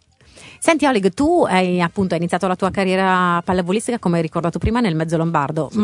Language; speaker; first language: Italian; native; Italian